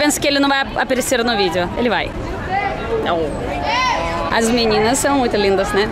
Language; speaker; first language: Portuguese; non-native, fluent; Russian